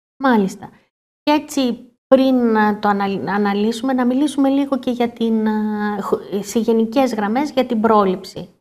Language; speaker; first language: Greek; native; Greek